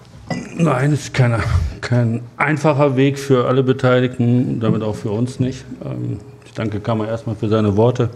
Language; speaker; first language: German; native; German